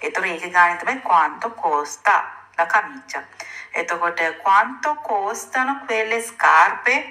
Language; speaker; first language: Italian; non-native, fluent; Sinhala